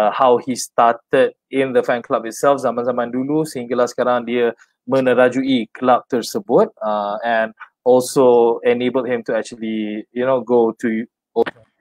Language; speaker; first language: English; non-native, local second language; Malay